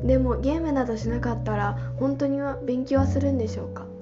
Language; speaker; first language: Japanese; non-native, fluent; Chinese